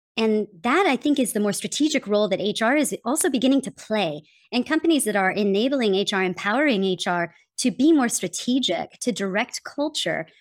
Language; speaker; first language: English; native; English